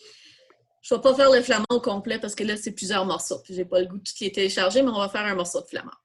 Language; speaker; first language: French; native; French